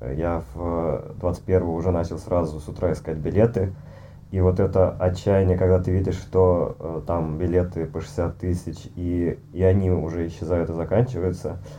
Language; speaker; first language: Russian; native; Russian